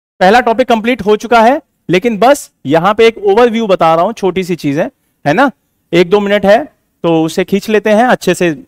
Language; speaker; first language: Hindi; native; Hindi